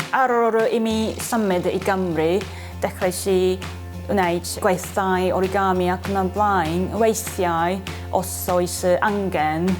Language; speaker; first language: Welsh; non-native, fluent; Japanese